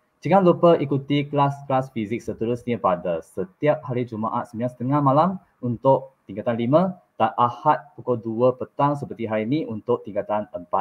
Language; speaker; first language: Malay; non-native, local second language; Chinese